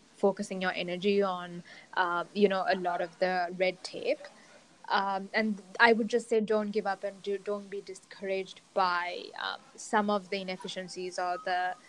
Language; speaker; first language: English; non-native, local second language; Sinhala